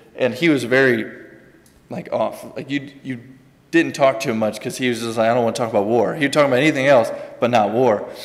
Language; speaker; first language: English; native; English